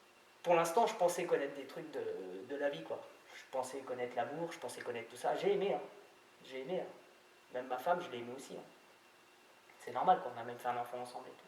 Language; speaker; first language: French; native; French